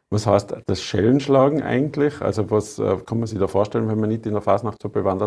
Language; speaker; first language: German; native; German